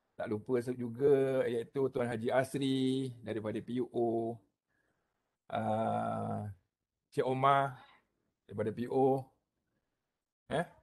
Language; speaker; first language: Malay; native; Malay